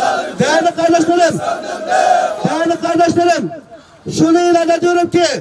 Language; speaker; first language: Turkish; non-native, fluent; Uyghur